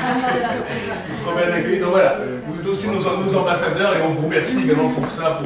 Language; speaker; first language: French; native; French